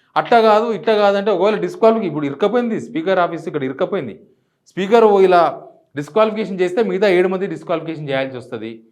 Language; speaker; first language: Telugu; native; Telugu